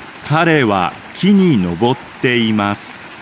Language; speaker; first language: Japanese; non-native, learner; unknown